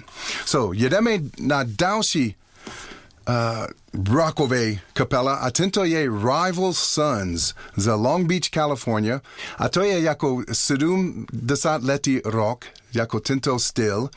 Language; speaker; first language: Czech; non-native, learner; English